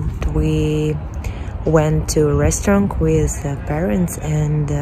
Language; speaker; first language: English; non-native, learner; Russian